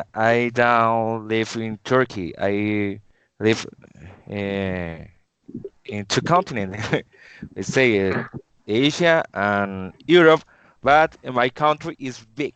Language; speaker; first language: English; non-native, learner; Spanish